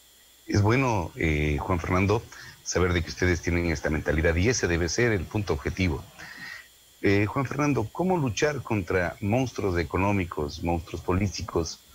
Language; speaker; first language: Spanish; native; Spanish